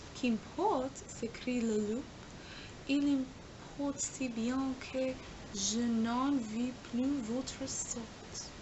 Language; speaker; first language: French; non-native, learner; English